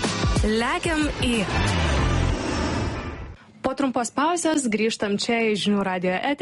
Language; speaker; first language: Lithuanian; native; Lithuanian